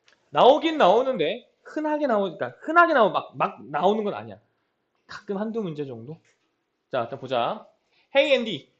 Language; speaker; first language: Korean; native; Korean